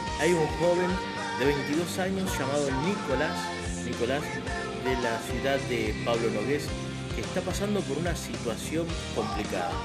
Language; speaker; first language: Spanish; native; Spanish